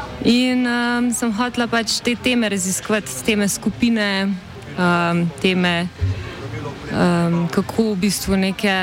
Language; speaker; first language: Slovenian; native; Slovenian